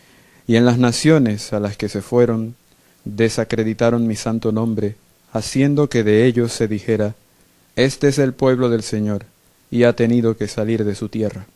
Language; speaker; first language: Spanish; native; Spanish